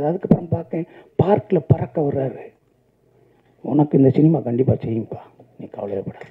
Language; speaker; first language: Tamil; native; Tamil